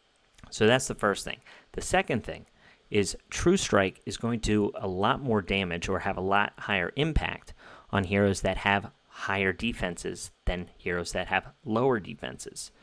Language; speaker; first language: English; native; English